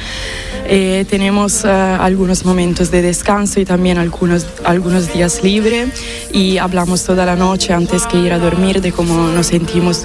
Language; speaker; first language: Spanish; non-native, fluent; Italian